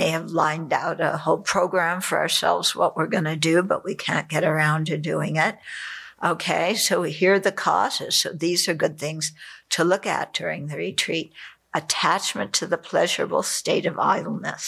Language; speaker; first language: English; native; English